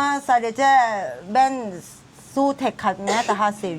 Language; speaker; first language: Turkish; non-native, learner; Thai